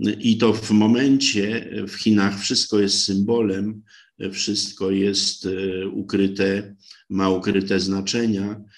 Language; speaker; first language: Polish; native; Polish